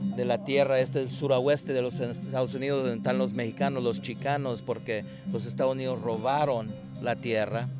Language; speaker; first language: Spanish; native; Spanish